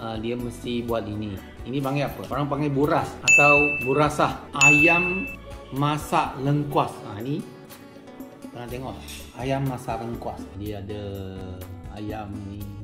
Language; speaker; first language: Malay; non-native, local second language; Chinese